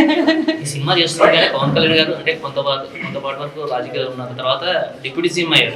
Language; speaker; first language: Telugu; native; Telugu